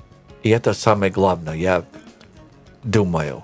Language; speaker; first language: Russian; non-native, learner; English